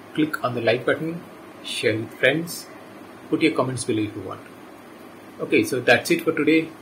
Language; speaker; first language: English; non-native, local second language; Bangla